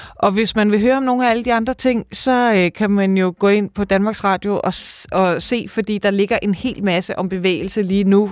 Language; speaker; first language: Danish; native; Danish